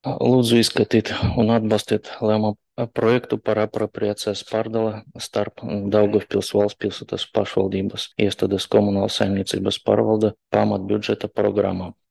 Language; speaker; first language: Latvian; non-native, local second language; Russian